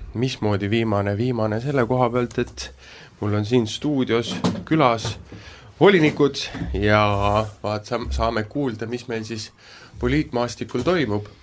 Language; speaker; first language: Estonian; native; Estonian